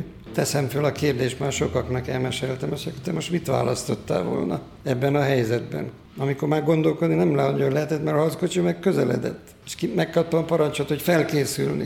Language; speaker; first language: Hungarian; native; Hungarian